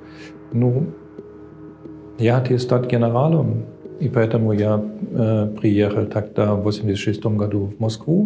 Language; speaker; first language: Russian; non-native, fluent; German